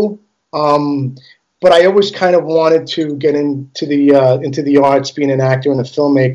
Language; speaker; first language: English; early bilingual, other home language; Italian